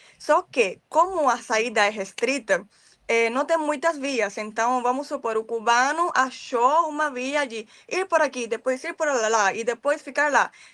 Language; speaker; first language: Portuguese; non-native, fluent; Spanish